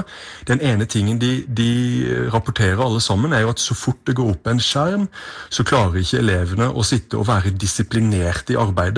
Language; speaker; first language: Norwegian; native; Norwegian